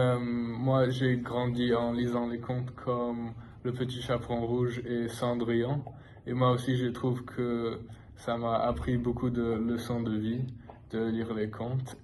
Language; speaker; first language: French; non-native, fluent; English